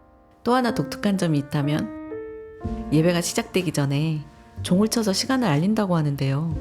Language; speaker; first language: Korean; native; Korean